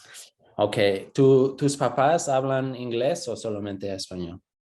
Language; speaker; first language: Spanish; non-native, fluent; English